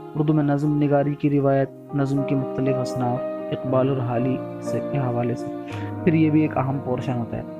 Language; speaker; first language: Urdu; native; Urdu